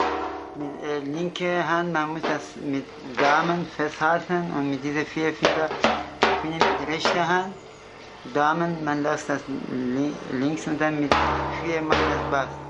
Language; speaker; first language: German; non-native, fluent; Kurdish